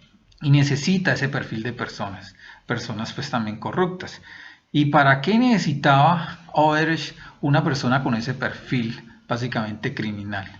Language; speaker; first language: Spanish; native; Spanish